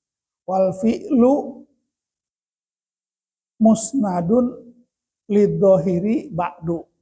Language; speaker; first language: Arabic; non-native, fluent; Indonesian